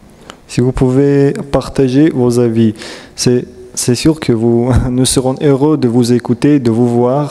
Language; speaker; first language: French; non-native, learner; Russian